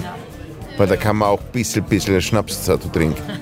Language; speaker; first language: German; early bilingual, heritage; German